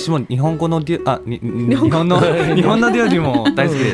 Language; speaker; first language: Japanese; non-native, learner; Thai